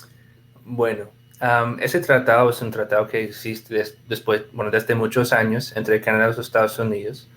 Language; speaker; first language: Spanish; non-native, fluent; English